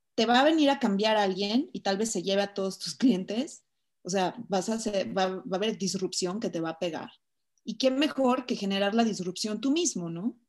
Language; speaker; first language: Spanish; native; Spanish